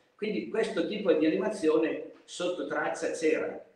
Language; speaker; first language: Italian; native; Italian